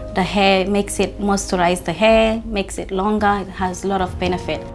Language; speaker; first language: English; non-native, fluent; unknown